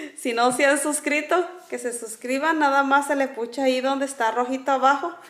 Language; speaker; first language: Spanish; native; Spanish